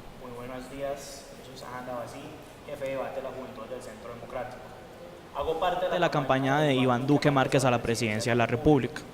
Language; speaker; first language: Spanish; native; Spanish